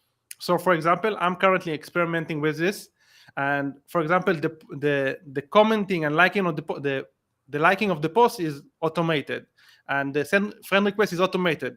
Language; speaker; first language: English; non-native, fluent; Hebrew